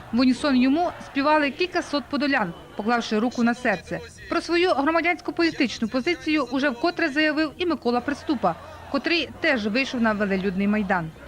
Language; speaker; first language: Ukrainian; native; Ukrainian